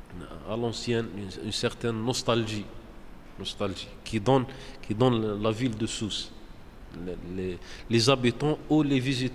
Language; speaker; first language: French; non-native, local second language; Arabic